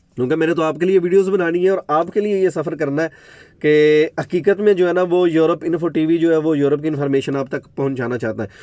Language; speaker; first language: Urdu; non-native, local second language; Punjabi